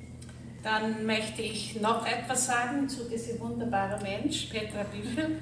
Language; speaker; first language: German; non-native, fluent; Portuguese